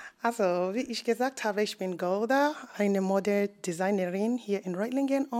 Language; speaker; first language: German; non-native, learner; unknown